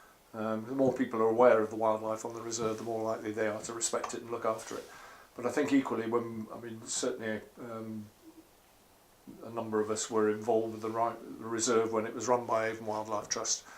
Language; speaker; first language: English; native; English